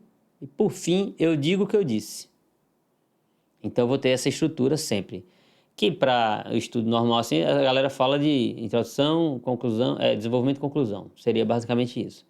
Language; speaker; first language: Portuguese; native; Portuguese